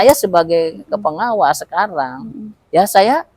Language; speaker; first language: Indonesian; native; Indonesian